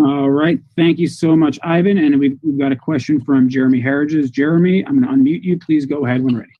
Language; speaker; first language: English; native; English